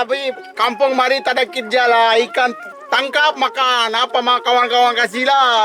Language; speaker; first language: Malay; non-native, learner; Bangla